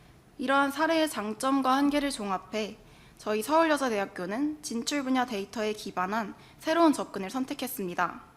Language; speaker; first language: Korean; native; Korean